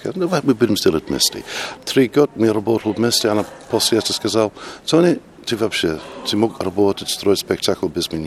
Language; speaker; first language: Russian; non-native, learner; English